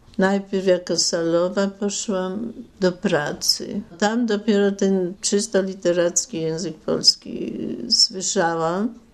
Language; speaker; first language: Polish; non-native, local second language; German